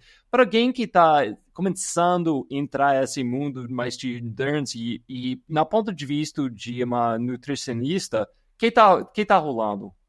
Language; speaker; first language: Portuguese; non-native, fluent; English